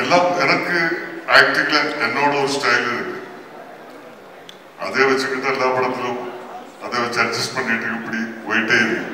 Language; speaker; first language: Tamil; non-native, fluent; Malayalam